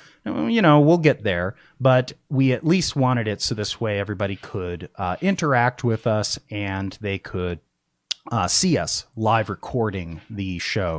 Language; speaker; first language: English; native; English